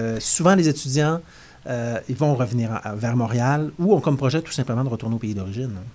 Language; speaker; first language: French; native; French